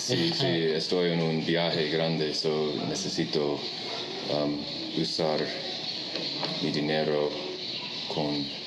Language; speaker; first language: Spanish; non-native, learner; English